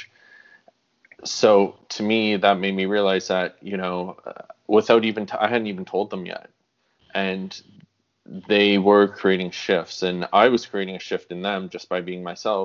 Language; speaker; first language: English; native; English